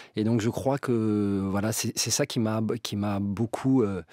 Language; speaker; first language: French; native; French